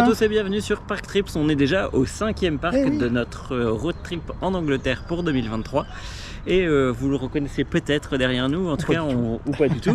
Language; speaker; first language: French; native; French